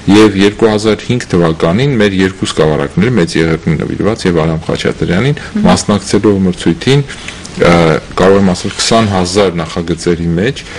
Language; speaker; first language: Armenian; native; Armenian